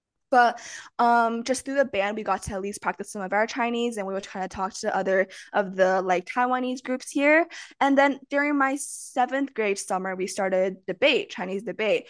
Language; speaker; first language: English; early bilingual, other home language; Chinese